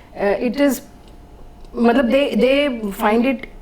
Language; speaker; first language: English; non-native, local second language; Hindi